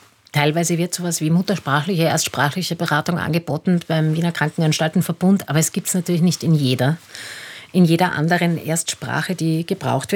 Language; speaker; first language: German; native; German